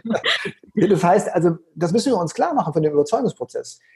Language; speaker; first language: German; native; German